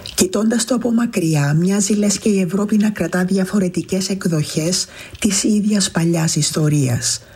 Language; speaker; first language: Greek; native; Greek